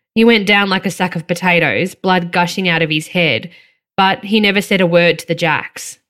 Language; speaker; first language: English; native; English